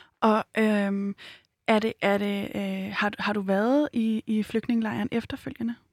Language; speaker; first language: Danish; native; Danish